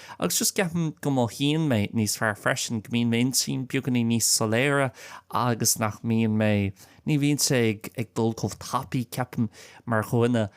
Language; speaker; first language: Irish; non-native, local second language; English